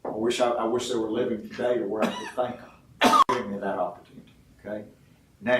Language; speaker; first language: English; native; English